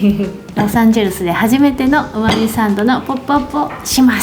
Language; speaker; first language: Japanese; native; Japanese